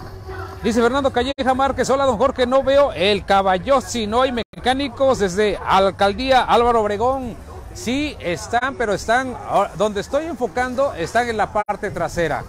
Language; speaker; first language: Spanish; native; Spanish